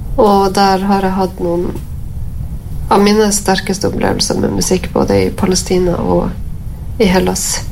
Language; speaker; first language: Norwegian; native; Norwegian